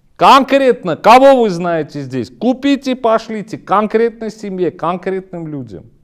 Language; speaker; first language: Russian; non-native, local second language; Armenian